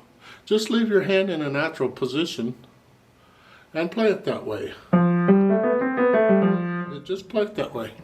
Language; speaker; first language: English; native; English